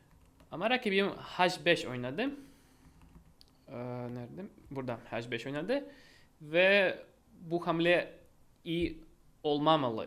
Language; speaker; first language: Turkish; non-native, fluent; Russian